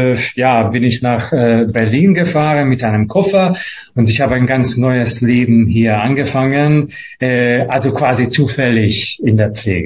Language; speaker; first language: German; non-native, fluent; Hungarian